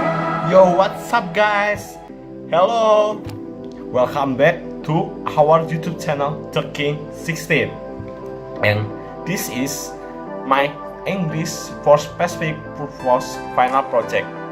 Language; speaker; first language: English; non-native, learner; Indonesian